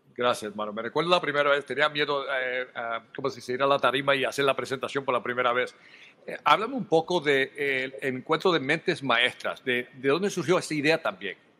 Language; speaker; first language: Spanish; early bilingual, heritage; Spanish